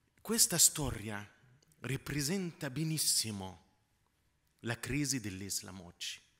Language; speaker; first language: Italian; non-native, fluent; Arabic